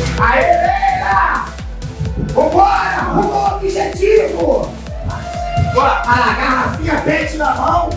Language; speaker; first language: Portuguese; native; Portuguese